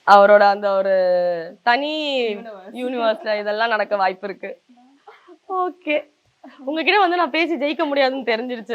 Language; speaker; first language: Tamil; native; Tamil